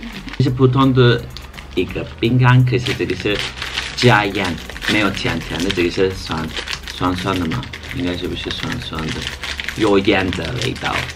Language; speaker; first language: Chinese; non-native, fluent; Turkish